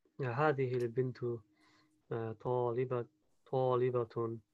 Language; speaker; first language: Arabic; non-native, learner; English